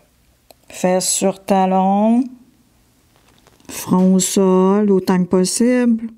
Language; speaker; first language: French; native; French